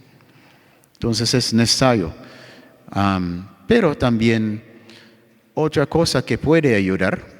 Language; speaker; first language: Spanish; non-native, fluent; English